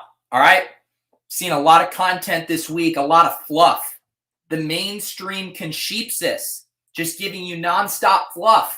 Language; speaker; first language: English; native; English